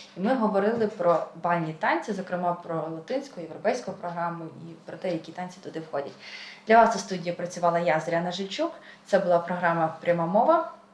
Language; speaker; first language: Ukrainian; native; Ukrainian